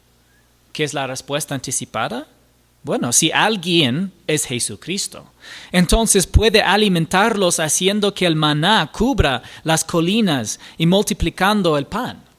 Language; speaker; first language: Spanish; non-native, fluent; English